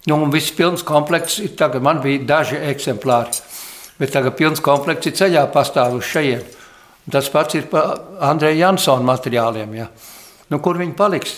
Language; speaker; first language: Latvian; early bilingual, heritage; Latvian